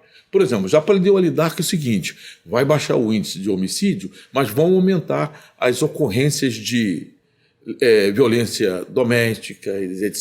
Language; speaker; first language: Portuguese; native; Portuguese